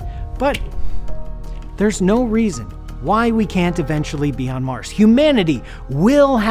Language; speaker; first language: English; native; English